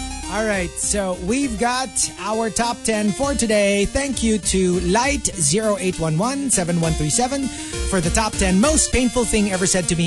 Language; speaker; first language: English; non-native, local second language; Filipino